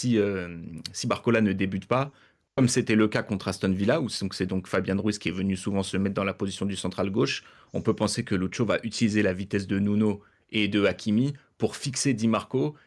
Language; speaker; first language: French; native; French